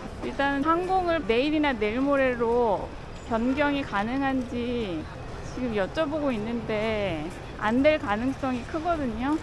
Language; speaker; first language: Korean; native; Korean